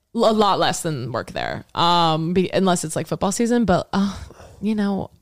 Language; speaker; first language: English; native; English